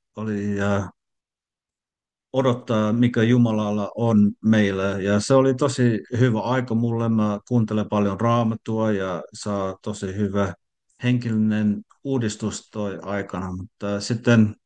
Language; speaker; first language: Finnish; non-native, learner; English